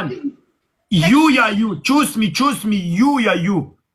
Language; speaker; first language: English; non-native, learner; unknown